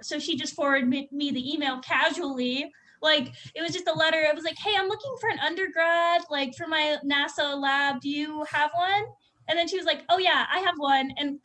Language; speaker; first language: English; native; English